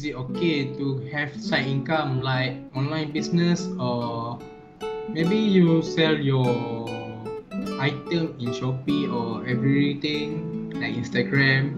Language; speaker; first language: English; non-native, learner; Malay